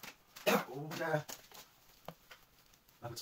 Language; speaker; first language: German; native; German